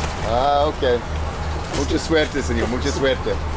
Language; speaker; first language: Spanish; non-native, learner; English